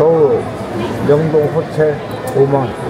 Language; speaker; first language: Korean; non-native, learner; Filipino